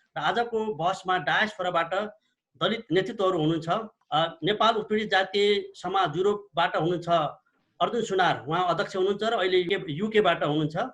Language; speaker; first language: Nepali; native; Nepali